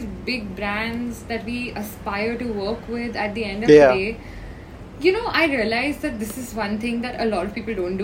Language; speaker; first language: English; non-native, local second language; Hindi